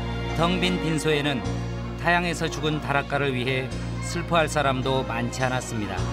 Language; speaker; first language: Korean; native; Korean